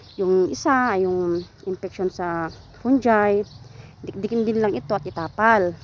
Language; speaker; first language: Filipino; non-native, local second language; Iloko